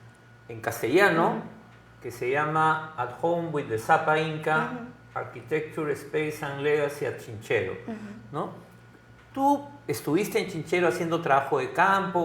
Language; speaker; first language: Spanish; native; Spanish